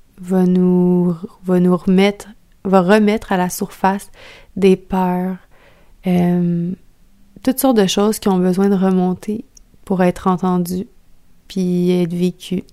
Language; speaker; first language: French; native; French